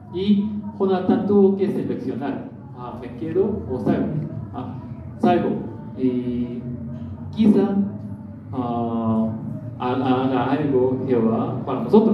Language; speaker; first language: Spanish; non-native, learner; Korean